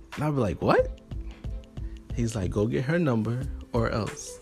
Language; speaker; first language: English; early bilingual, other home language; Haitian Creole